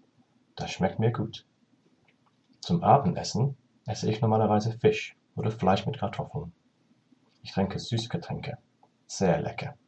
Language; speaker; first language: German; non-native, learner; English